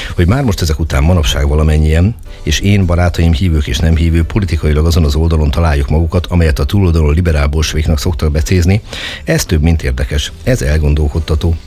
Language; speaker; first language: Hungarian; native; Hungarian